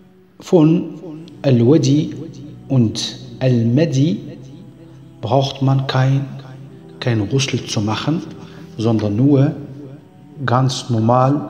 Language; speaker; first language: German; non-native, fluent; Arabic